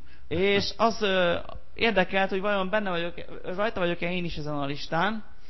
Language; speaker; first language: Hungarian; native; Hungarian